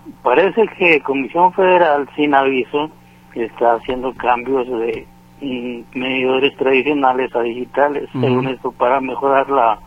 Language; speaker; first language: Spanish; native; Spanish